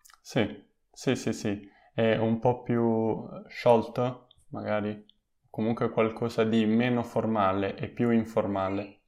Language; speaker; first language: Italian; non-native, fluent; Spanish